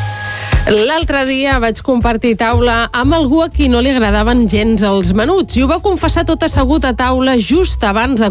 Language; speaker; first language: Catalan; native; Catalan